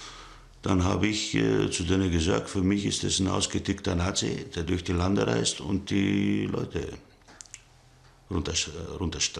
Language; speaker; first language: German; early bilingual, other home language; Greek